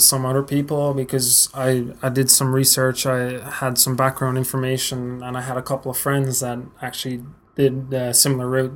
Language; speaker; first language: English; native; English